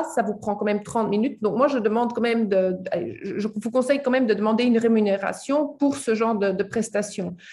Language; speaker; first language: French; native; French